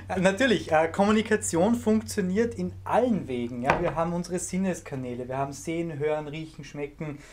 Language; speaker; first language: German; native; German